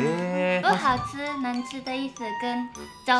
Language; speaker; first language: Chinese; non-native, learner; Japanese